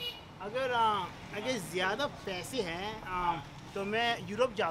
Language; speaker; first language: Hindi; non-native, learner; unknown